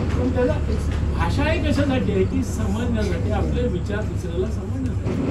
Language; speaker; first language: Marathi; native; Marathi